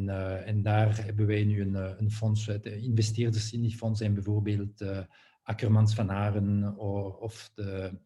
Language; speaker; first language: Dutch; non-native, local second language; French